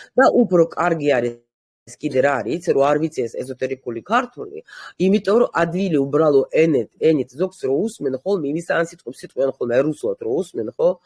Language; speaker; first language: Georgian; early bilingual, heritage; Georgian